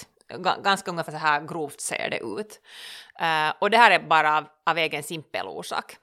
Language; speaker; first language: Swedish; native; Swedish